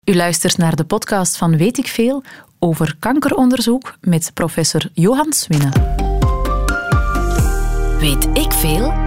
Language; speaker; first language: Dutch; native; Dutch